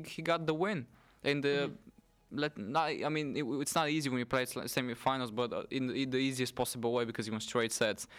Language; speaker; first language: English; non-native, fluent; Bulgarian